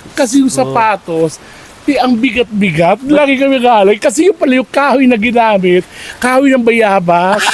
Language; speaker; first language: Filipino; native; Filipino